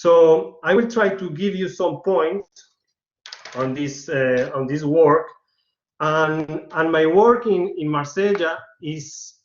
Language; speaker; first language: English; non-native, learner; Spanish